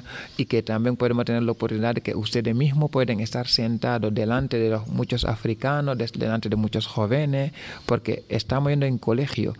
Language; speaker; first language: Spanish; non-native, fluent; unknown